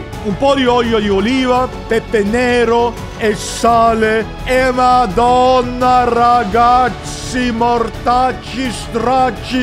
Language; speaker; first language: Italian; non-native, learner; English